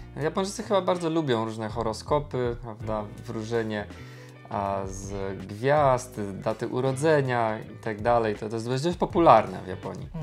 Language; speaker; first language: Polish; native; Polish